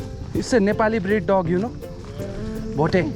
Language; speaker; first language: English; non-native, fluent; Nepali